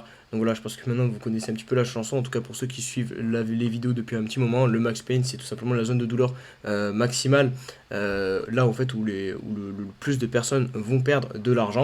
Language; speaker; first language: French; native; French